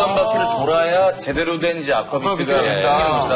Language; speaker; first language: Korean; native; Korean